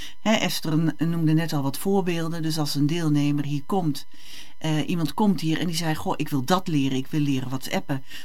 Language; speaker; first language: Dutch; native; Dutch